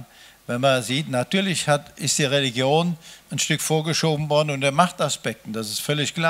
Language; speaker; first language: German; native; German